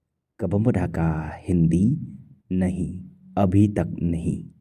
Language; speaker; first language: Hindi; non-native, local second language; Khasi